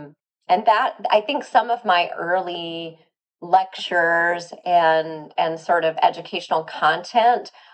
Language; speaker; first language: English; native; English